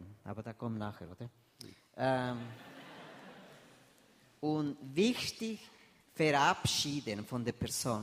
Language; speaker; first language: German; non-native, fluent; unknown